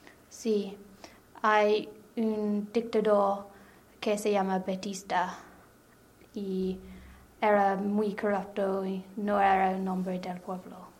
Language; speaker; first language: Spanish; non-native, learner; English